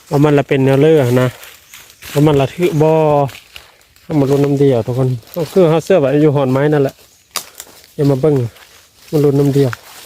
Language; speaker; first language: Thai; native; Thai